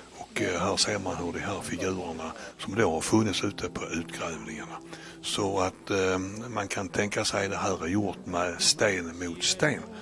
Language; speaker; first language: Swedish; native; Swedish